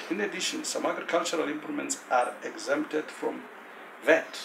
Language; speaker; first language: English; non-native, local second language; Tswana